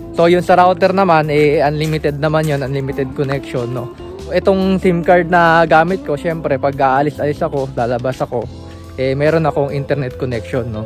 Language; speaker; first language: Filipino; native; Filipino